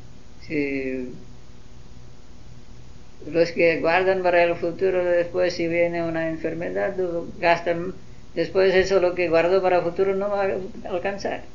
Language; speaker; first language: Spanish; non-native, learner; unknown